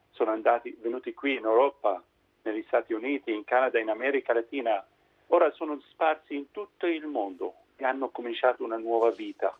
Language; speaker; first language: Italian; non-native, fluent; Arabic